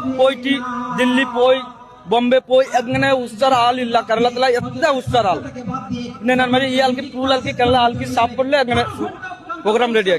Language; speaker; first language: Malayalam; non-native, learner; Bangla